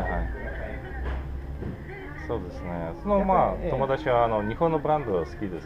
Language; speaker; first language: Japanese; non-native, learner; Russian